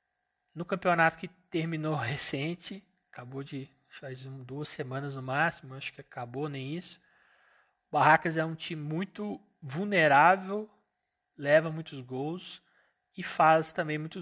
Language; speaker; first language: Portuguese; native; Portuguese